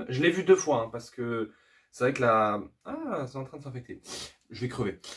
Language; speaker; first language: French; native; French